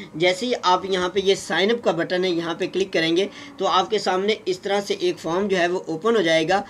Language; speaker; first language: Urdu; native; Urdu